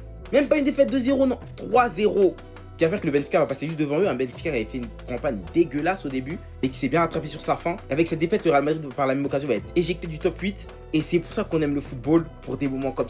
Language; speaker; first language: French; native; French